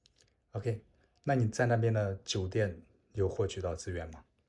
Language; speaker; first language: Chinese; native; Chinese